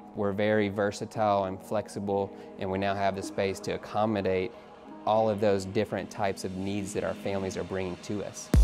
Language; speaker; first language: English; native; English